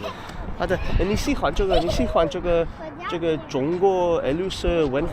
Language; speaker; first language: Chinese; non-native, learner; English